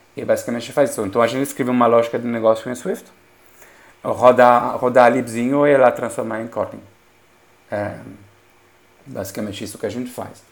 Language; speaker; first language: Portuguese; non-native, fluent; French